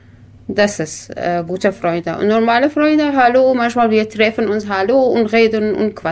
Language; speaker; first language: German; non-native, learner; Kurdish